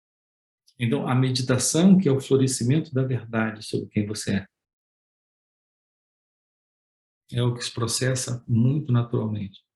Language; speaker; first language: Portuguese; native; Portuguese